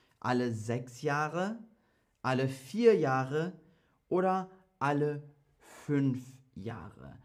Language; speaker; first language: German; non-native, fluent; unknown